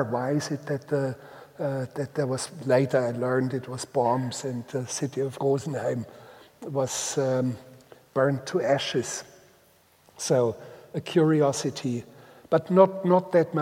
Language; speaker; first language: English; non-native, fluent; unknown